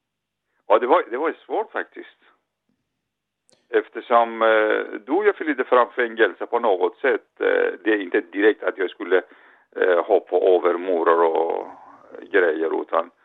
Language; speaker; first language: Swedish; non-native, learner; Persian